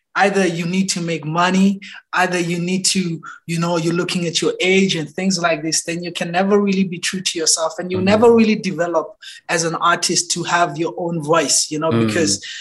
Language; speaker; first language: English; non-native, local second language; Xhosa